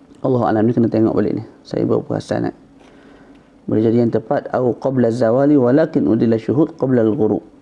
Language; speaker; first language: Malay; native; Malay